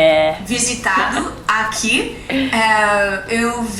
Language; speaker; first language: Portuguese; non-native, learner; English